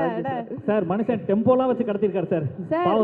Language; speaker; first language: Tamil; native; Tamil